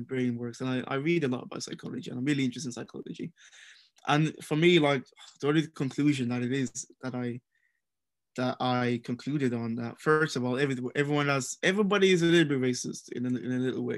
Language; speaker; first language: English; native; English